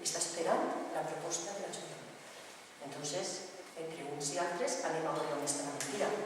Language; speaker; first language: Catalan; non-native, local second language; Spanish